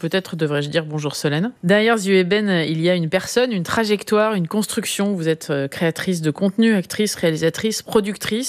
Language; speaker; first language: French; native; French